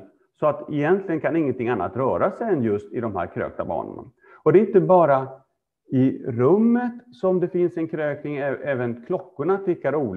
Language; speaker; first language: Swedish; native; Swedish